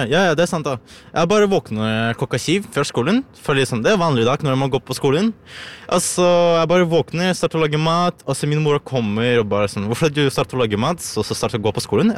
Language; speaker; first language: Norwegian; non-native, learner; Ukrainian